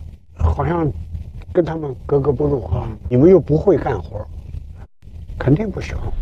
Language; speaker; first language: Chinese; native; Chinese